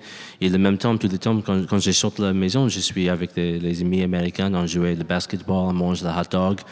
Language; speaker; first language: French; non-native, learner; English